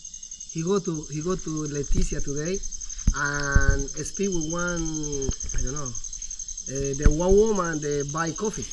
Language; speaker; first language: English; non-native, learner; Spanish